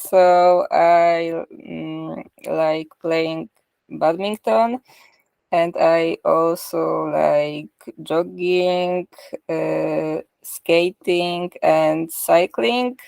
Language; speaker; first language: English; non-native, learner; Polish